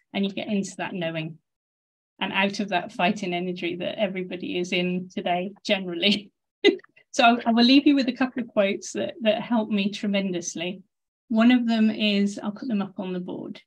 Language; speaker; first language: English; native; English